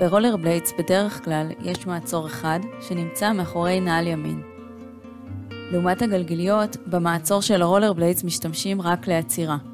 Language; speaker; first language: Hebrew; native; Hebrew